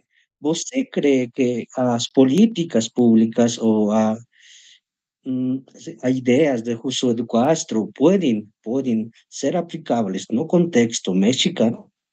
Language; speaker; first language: Portuguese; non-native, learner; Spanish